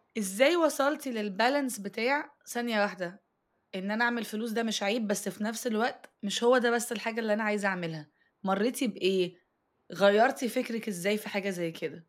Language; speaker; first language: Arabic; native; Arabic